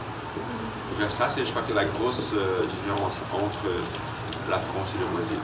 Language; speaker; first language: French; non-native, fluent; Portuguese